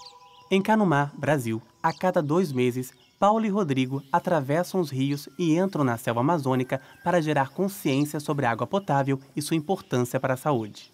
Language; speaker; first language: Portuguese; native; Portuguese